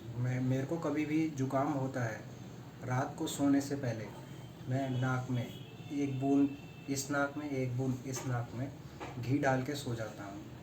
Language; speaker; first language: Hindi; native; Hindi